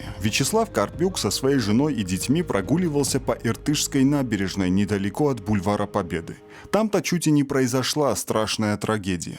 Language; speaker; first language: Russian; native; Russian